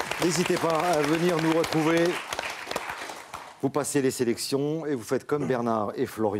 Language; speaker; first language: French; native; French